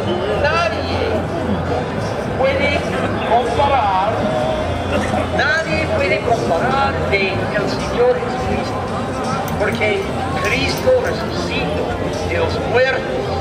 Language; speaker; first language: Spanish; non-native, learner; English